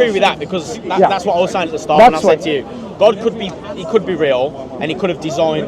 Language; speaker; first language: English; native; English